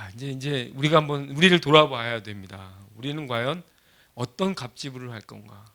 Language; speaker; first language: Korean; native; Korean